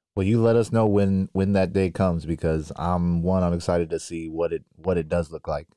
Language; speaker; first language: English; native; English